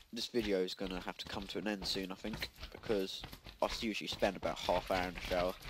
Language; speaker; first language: English; native; English